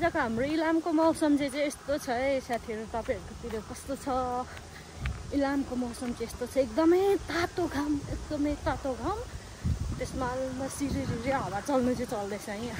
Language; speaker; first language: Nepali; native; Nepali